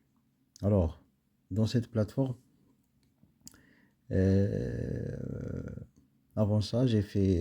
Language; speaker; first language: French; non-native, local second language; Arabic